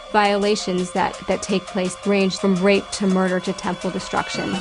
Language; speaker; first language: English; native; English